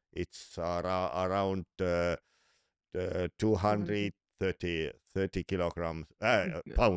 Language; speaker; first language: English; non-native, learner; Estonian